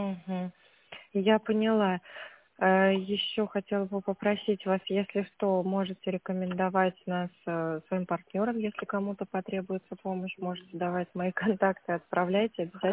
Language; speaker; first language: Russian; native; Russian